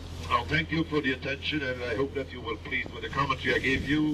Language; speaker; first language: English; non-native, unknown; Dutch